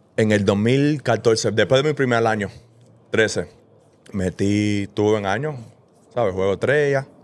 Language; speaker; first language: Spanish; early bilingual, heritage; Spanish